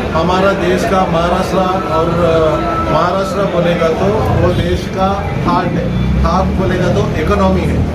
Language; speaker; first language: Hindi; non-native, local second language; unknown